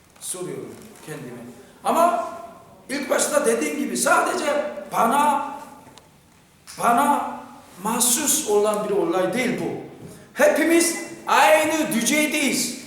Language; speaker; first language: Turkish; non-native, fluent; Korean